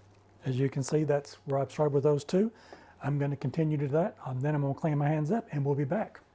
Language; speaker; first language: English; native; English